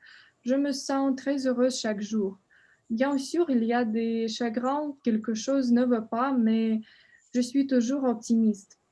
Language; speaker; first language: French; non-native, learner; Russian